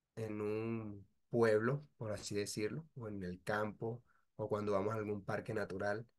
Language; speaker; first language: Spanish; native; Spanish